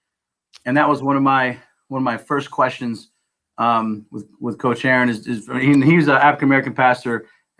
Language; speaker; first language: English; native; English